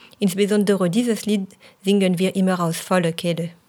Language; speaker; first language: German; non-native, fluent; French